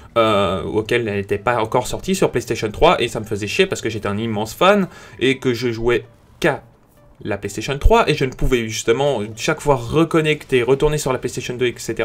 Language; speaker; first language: French; native; French